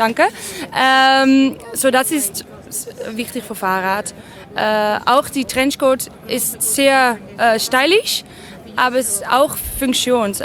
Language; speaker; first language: German; non-native, learner; Dutch